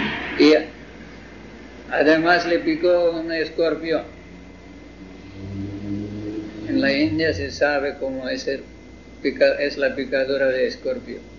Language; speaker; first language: Spanish; non-native, fluent; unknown